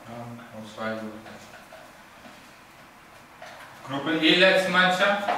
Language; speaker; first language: German; early bilingual, other home language; Turkish